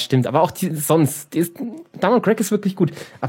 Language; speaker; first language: German; native; German